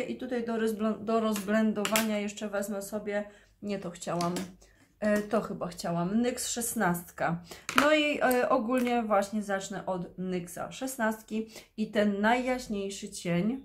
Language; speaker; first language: Polish; native; Polish